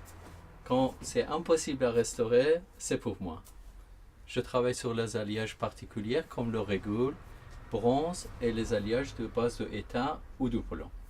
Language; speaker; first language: French; non-native, fluent; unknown